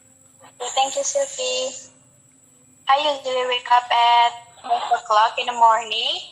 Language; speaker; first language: English; non-native, learner; Indonesian